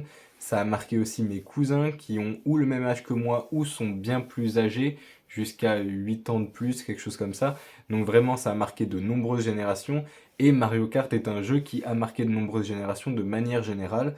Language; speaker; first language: French; native; French